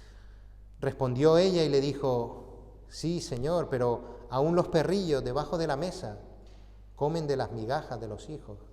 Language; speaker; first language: Spanish; native; Spanish